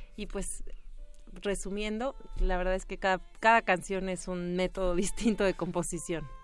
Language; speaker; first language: Spanish; native; Spanish